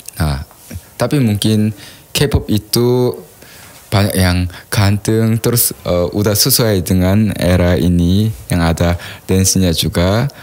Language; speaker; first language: Indonesian; non-native, fluent; Korean